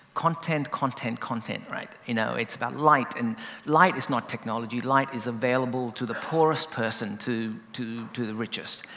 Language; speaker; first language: English; native; English